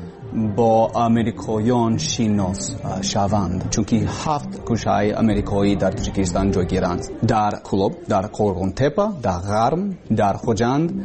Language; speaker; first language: Persian; non-native, learner; English